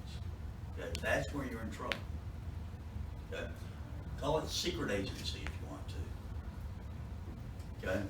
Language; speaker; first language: English; native; English